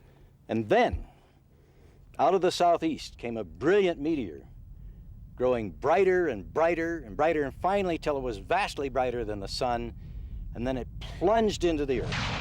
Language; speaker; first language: English; native; English